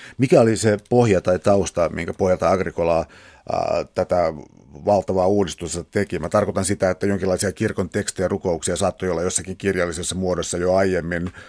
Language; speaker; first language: Finnish; native; Finnish